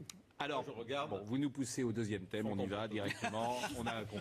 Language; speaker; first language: French; native; French